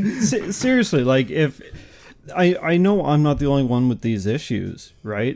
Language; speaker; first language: English; native; English